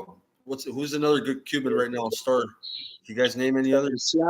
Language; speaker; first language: English; native; English